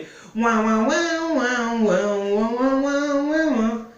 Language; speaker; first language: French; native; French